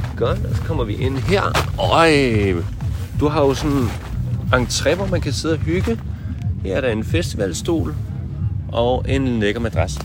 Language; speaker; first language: Danish; native; Danish